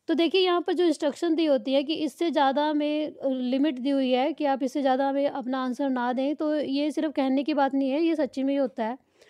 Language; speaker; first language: Hindi; non-native, local second language; Punjabi